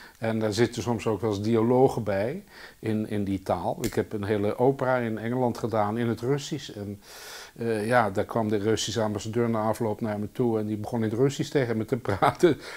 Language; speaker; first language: Dutch; native; Dutch